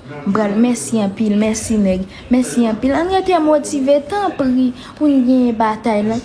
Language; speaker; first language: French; non-native, learner; Haitian Creole